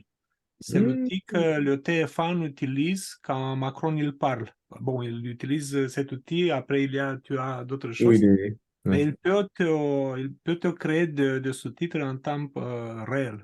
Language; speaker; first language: French; non-native, fluent; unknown